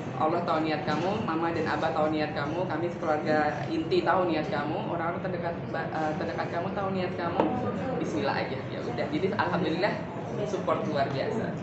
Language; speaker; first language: Indonesian; native; Indonesian